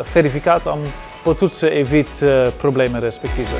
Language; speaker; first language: Romanian; non-native, fluent; Dutch